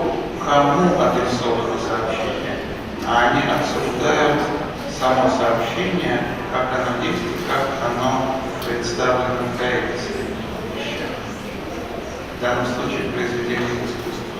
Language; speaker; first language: Russian; native; Russian